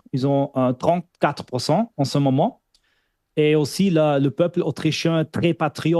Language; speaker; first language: French; non-native, fluent; German